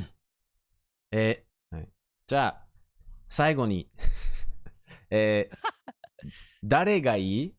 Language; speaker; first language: Japanese; non-native, fluent; English